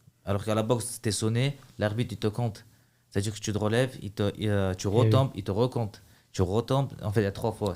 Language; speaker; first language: French; early bilingual, other home language; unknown